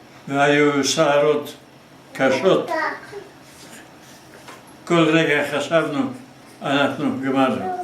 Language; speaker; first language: Hebrew; non-native, fluent; Hungarian